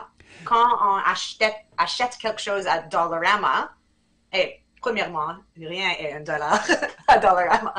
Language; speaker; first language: French; non-native, fluent; English